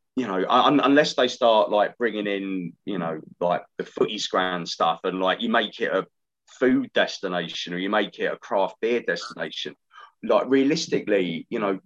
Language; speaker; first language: English; native; English